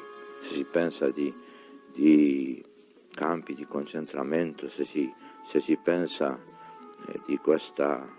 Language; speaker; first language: Italian; non-native, fluent; Polish